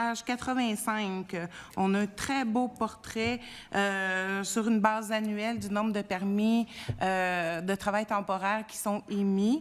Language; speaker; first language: French; native; French